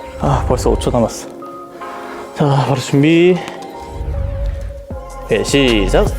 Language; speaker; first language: Korean; native; Korean